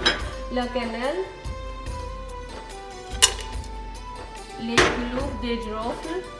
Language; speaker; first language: French; non-native, learner; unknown